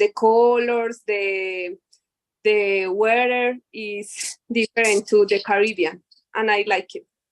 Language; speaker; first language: English; non-native, learner; Spanish